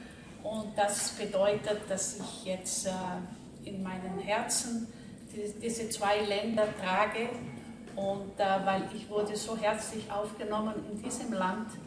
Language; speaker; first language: German; non-native, fluent; Portuguese